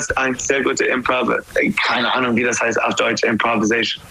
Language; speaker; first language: German; non-native, learner; English